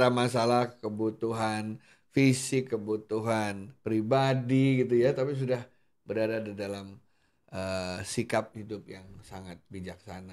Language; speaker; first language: Indonesian; non-native, local second language; Javanese